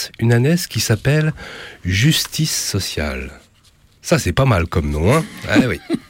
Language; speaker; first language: French; native; French